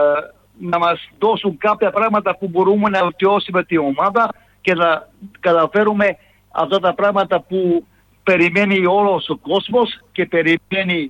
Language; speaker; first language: Greek; non-native, fluent; Serbian